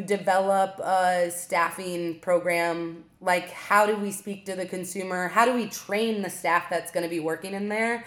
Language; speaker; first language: English; native; English